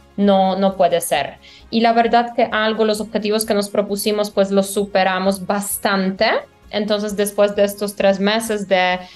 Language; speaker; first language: Spanish; non-native, fluent; Polish